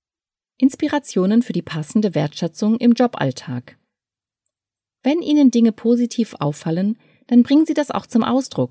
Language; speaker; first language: German; native; German